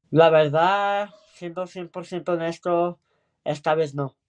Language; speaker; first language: Spanish; early bilingual, heritage; Spanish